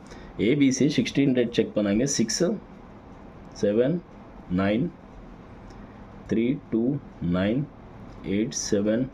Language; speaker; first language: Tamil; non-native, learner; Kannada